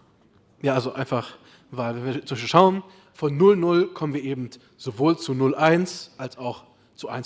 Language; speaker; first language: German; native; German